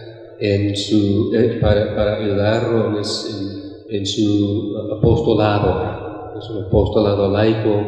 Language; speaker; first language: Spanish; non-native, fluent; English